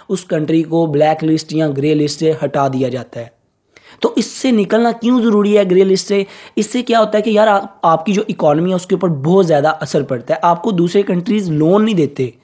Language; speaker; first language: Urdu; native; Urdu